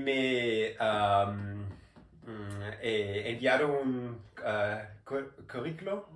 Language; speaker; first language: Spanish; non-native, learner; German